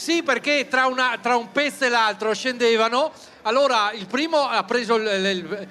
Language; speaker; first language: Italian; native; Italian